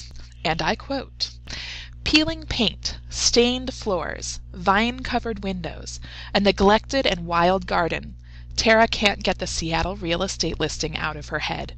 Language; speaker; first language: English; native; English